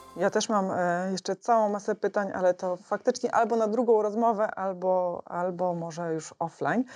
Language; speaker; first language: Polish; native; Polish